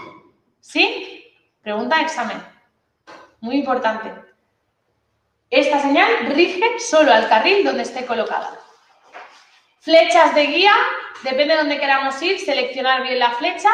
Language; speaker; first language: Spanish; native; Spanish